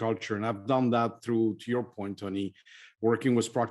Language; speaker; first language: English; non-native, fluent; French